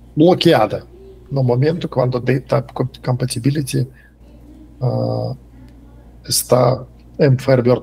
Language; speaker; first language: Portuguese; non-native, fluent; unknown